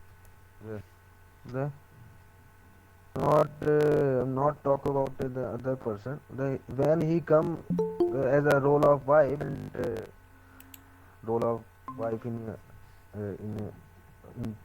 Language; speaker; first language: English; non-native, learner; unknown